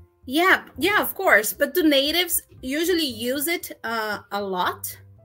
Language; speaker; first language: English; non-native, fluent; Portuguese